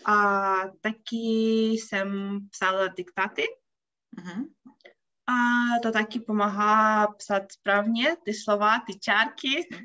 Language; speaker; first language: Czech; non-native, fluent; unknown